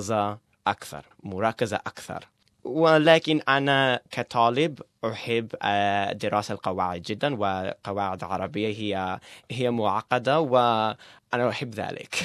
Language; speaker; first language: Arabic; non-native, learner; English